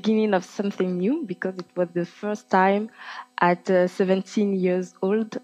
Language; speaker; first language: English; non-native, fluent; French